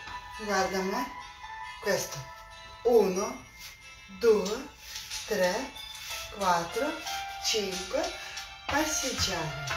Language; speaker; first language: Italian; non-native, learner; Russian